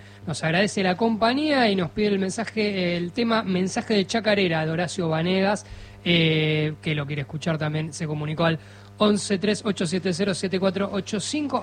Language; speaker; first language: Spanish; native; Spanish